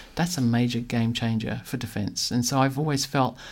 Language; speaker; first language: English; native; English